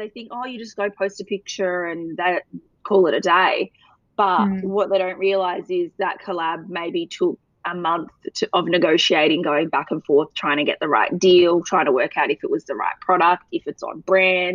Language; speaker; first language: English; native; English